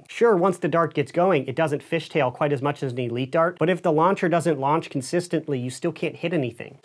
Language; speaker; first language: English; native; English